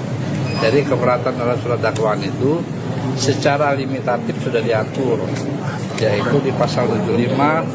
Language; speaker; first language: Indonesian; native; Indonesian